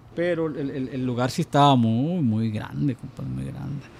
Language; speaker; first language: Spanish; native; Spanish